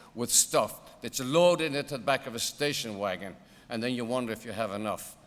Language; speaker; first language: English; native; English